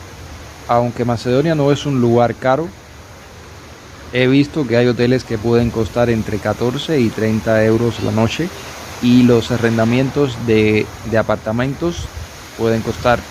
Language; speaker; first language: Spanish; native; Spanish